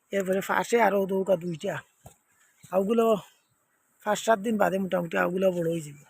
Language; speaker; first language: Bangla; non-native, local second language; Sylheti